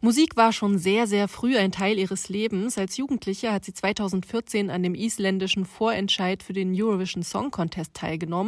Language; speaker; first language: German; native; German